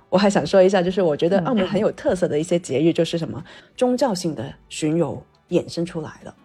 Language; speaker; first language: Chinese; non-native, local second language; Cantonese